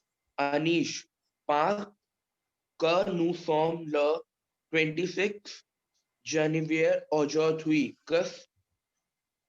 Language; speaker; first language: French; non-native, learner; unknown